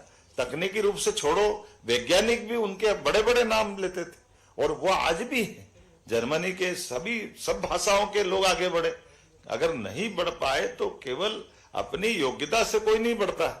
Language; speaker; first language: Hindi; native; Hindi